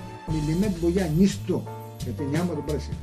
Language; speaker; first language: Bulgarian; non-native, learner; Greek